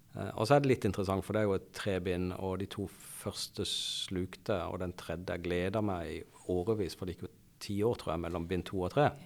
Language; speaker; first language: Norwegian; native; Norwegian